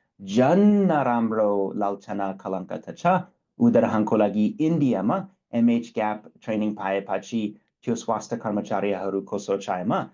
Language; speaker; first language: Nepali; non-native, fluent; English